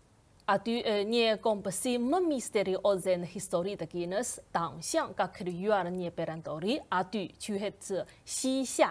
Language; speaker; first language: Albanian; non-native, fluent; Chinese